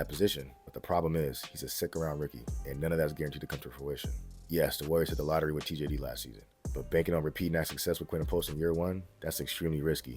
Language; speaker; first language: English; native; English